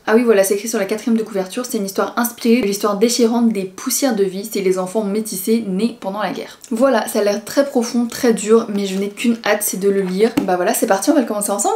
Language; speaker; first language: French; early bilingual, other home language; Vietnamese